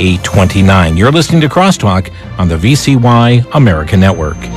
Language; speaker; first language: English; native; English